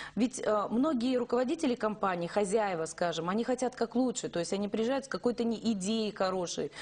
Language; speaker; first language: Russian; native; Russian